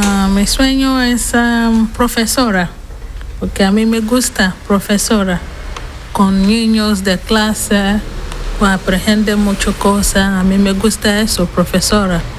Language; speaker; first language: Spanish; non-native, learner; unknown